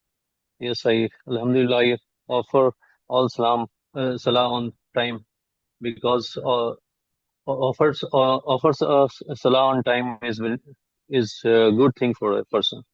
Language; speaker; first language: English; non-native, learner; Hindi